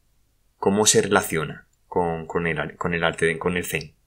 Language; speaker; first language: Spanish; native; Spanish